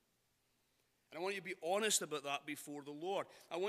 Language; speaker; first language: English; native; English